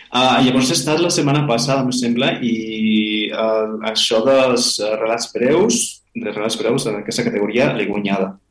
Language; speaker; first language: Catalan; non-native, fluent; Spanish